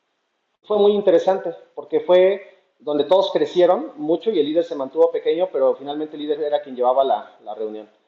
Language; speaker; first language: Spanish; native; Spanish